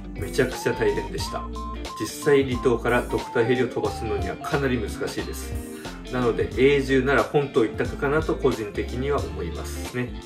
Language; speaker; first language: Japanese; native; Japanese